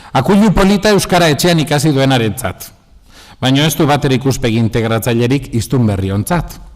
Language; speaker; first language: Basque; non-native, local second language; Spanish